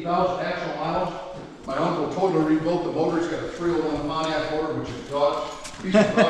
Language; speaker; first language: English; native; English